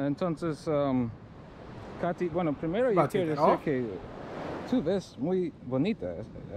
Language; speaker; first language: Spanish; non-native, learner; English